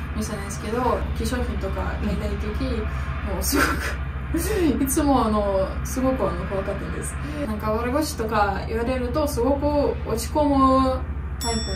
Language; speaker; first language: Japanese; non-native, fluent; Russian